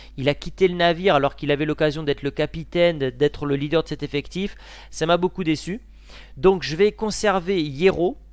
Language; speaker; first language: French; native; French